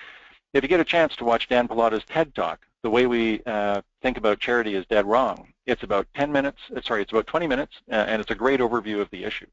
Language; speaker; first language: English; native; English